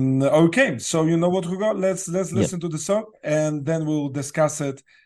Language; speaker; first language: English; non-native, fluent; Polish